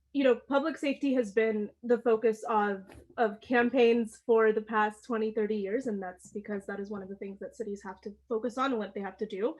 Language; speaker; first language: English; early bilingual, other home language; Amharic